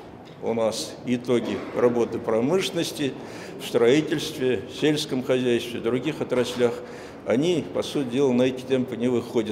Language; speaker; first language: Russian; native; Russian